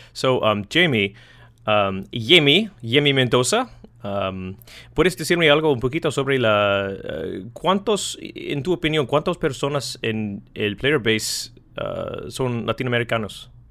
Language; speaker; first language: Spanish; non-native, learner; English